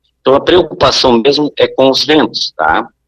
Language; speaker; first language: Portuguese; native; Portuguese